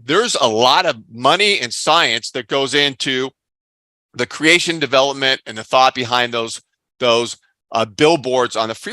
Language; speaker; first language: English; native; English